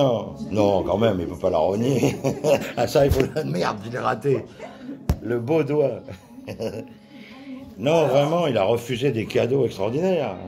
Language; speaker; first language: French; native; French